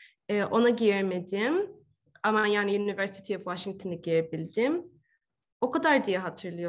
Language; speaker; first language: Turkish; early bilingual, heritage; Turkish